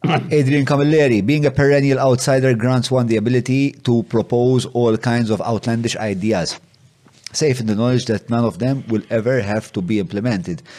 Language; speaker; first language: English; non-native, local second language; Maltese